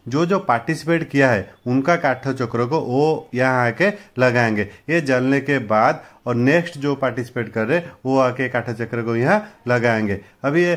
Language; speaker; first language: Hindi; non-native, local second language; Odia